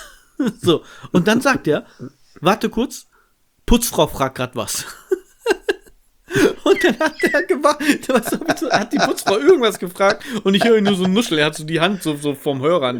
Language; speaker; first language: German; native; German